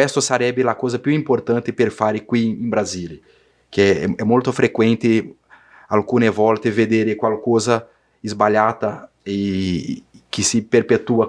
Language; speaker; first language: Italian; non-native, learner; Portuguese